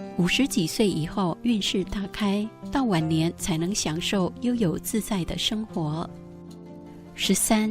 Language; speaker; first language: Chinese; native; Chinese